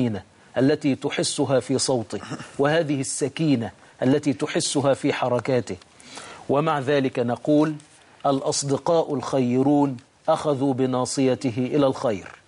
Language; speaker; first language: Arabic; native; Arabic